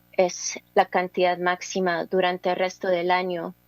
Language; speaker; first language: Spanish; early bilingual, heritage; English